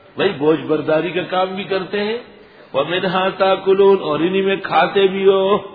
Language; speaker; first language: Urdu; non-native, local second language; Pashto